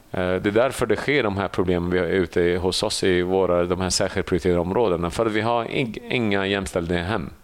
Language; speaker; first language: Swedish; early bilingual, other home language; Assyrian Neo-Aramaic